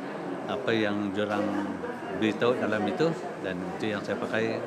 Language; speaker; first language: Indonesian; non-native, local second language; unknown